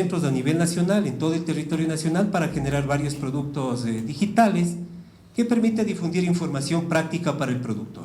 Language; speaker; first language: Spanish; native; Spanish